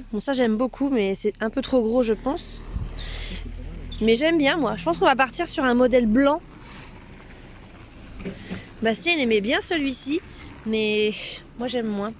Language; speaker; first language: French; native; French